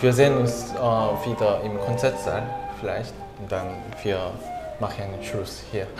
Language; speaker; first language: German; non-native, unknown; Korean